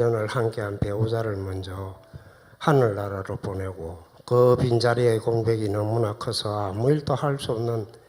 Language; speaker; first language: Korean; native; Korean